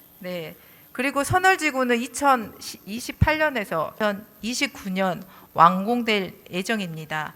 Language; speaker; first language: Korean; native; Korean